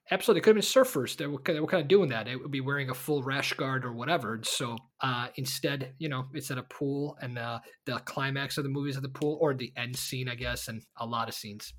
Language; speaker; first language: English; early bilingual, other home language; Bosnian